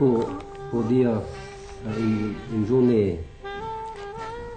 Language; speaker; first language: French; early bilingual, other home language; Thai